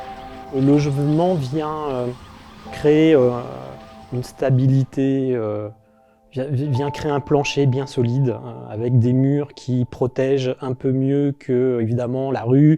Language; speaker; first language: French; native; French